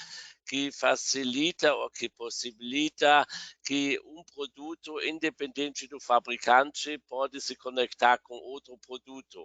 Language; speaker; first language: Portuguese; non-native, fluent; German